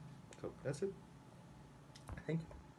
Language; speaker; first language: English; non-native, fluent; Spanish